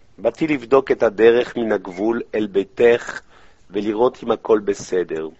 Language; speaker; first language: Hebrew; non-native, fluent; French